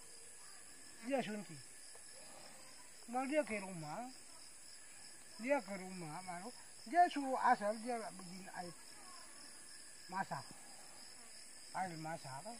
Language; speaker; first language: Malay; non-native, local second language; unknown